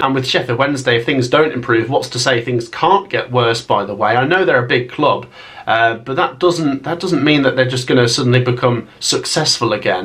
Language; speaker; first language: English; native; English